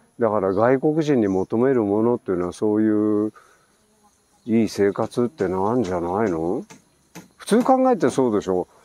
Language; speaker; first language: Japanese; native; Japanese